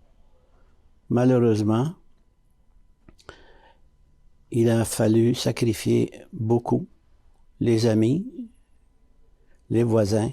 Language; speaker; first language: French; early bilingual, other home language; Arabic